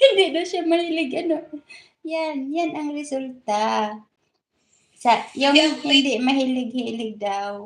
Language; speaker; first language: Filipino; non-native, local second language; Cebuano